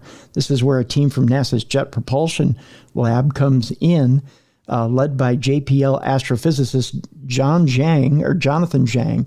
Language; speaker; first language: English; native; English